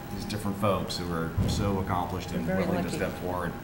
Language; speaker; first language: English; native; English